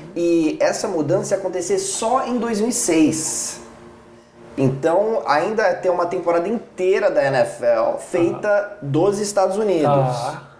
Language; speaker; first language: Portuguese; non-native, fluent; English